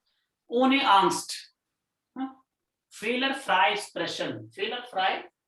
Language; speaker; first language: German; non-native, fluent; Hindi